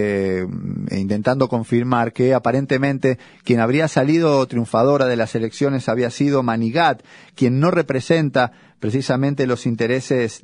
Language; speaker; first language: Spanish; native; Spanish